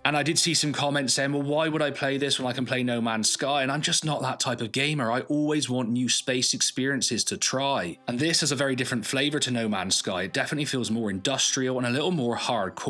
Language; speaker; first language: English; native; English